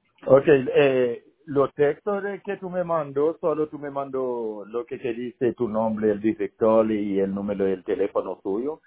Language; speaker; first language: Spanish; non-native, learner; Haitian Creole